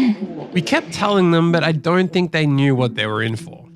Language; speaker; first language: English; native; English